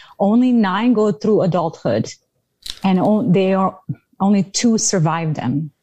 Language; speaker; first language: English; non-native, fluent; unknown